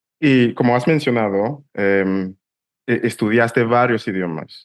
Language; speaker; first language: Spanish; non-native, fluent; English